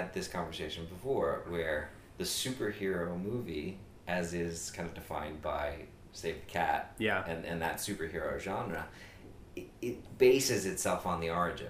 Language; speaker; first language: English; native; English